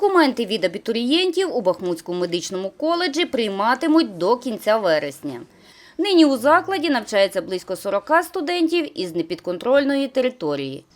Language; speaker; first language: Ukrainian; native; Ukrainian